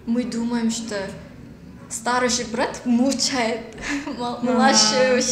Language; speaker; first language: Russian; non-native, learner; Korean